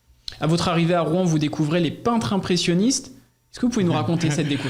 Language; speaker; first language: French; native; French